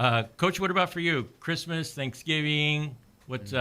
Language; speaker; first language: English; native; English